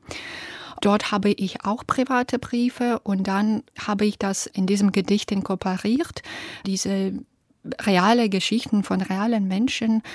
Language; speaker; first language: German; non-native, fluent; Belarusian